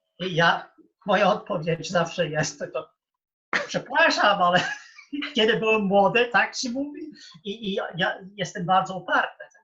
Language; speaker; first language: Polish; non-native, fluent; English